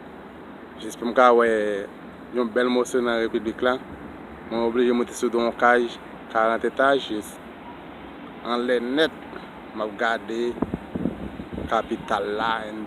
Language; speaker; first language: French; non-native, learner; Haitian Creole